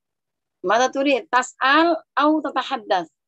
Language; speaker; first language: Arabic; non-native, fluent; Indonesian